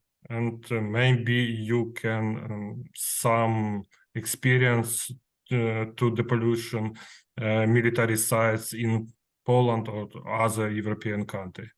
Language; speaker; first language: English; non-native, learner; Ukrainian